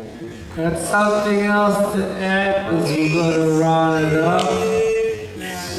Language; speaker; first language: English; non-native, fluent; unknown